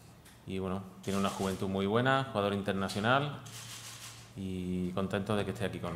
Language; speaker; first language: Spanish; native; Spanish